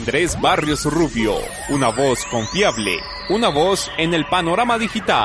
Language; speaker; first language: Spanish; native; Spanish